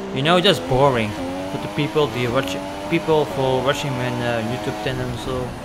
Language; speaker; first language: English; non-native, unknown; Dutch